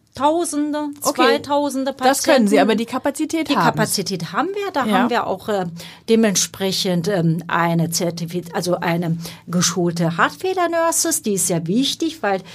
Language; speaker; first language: German; non-native, fluent; Turkish